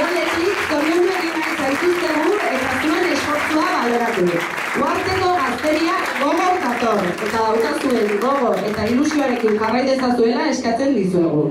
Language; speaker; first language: Basque; native; Basque